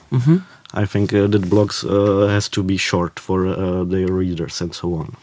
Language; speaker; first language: English; non-native, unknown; Czech